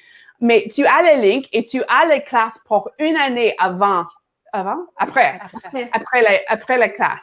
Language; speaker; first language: French; non-native, learner; English